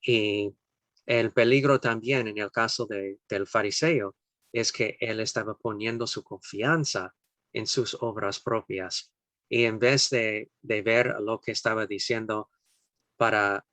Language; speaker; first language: Spanish; non-native, fluent; English